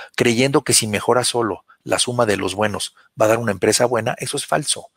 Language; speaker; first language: Spanish; native; Spanish